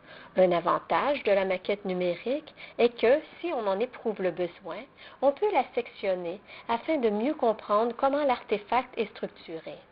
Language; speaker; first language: French; native; French